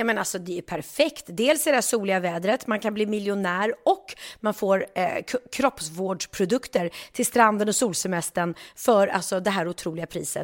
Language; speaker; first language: Swedish; native; Swedish